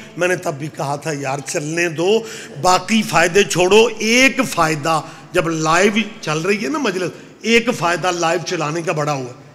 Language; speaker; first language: Urdu; non-native, local second language; Punjabi